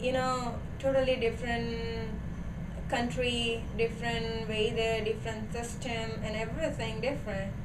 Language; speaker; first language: English; non-native, learner; Gujarati